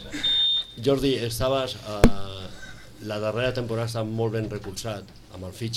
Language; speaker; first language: Catalan; native; Catalan